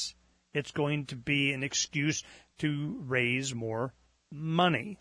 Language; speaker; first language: English; native; English